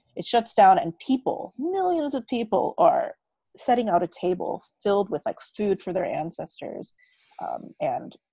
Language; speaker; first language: English; native; English